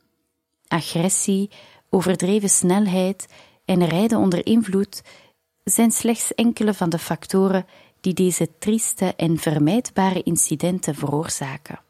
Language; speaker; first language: Dutch; native; Dutch